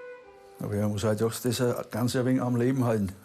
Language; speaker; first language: German; native; German